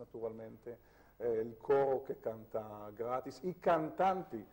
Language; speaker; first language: Italian; non-native, fluent; Hebrew